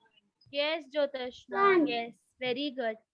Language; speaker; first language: English; non-native, local second language; Hindi